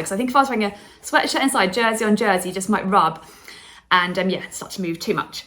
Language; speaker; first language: English; native; English